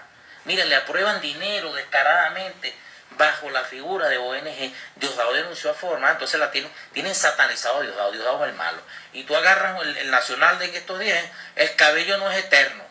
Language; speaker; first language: Spanish; native; Spanish